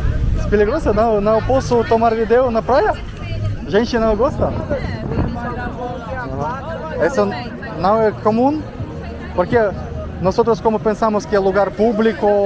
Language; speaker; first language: Portuguese; non-native, learner; Russian